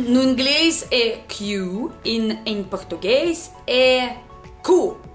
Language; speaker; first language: Portuguese; non-native, learner; Russian